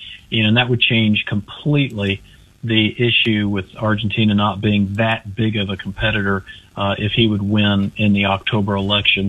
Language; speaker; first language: English; native; English